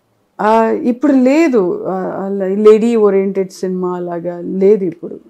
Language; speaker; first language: Telugu; non-native, local second language; Kannada